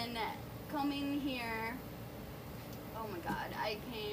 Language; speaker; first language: English; non-native, fluent; Spanish